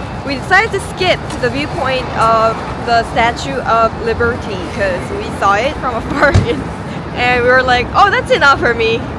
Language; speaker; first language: English; non-native, local second language; Korean